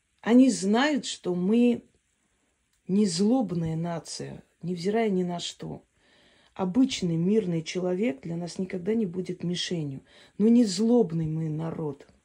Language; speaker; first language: Russian; non-native, local second language; Armenian